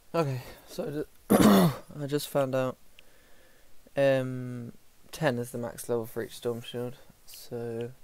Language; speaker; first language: English; native; English